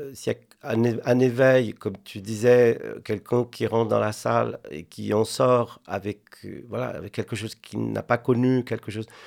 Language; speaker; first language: French; non-native, fluent; Spanish